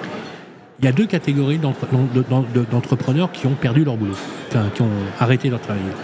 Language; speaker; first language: French; native; French